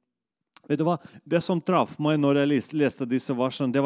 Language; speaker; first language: Norwegian; non-native, fluent; Russian